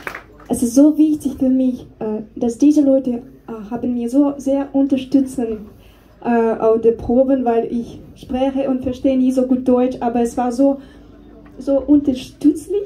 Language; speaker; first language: German; non-native, learner; Russian